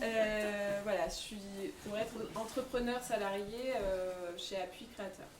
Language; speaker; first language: French; native; French